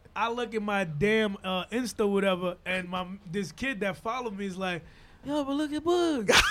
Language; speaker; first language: English; non-native, fluent; Spanish